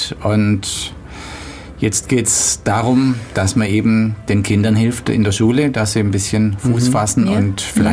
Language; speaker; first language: German; native; German